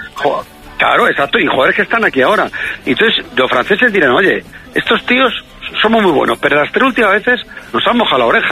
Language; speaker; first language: Spanish; native; Spanish